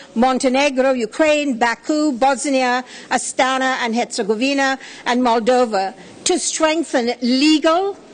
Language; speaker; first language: English; native; English